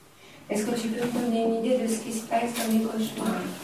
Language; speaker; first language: French; native; French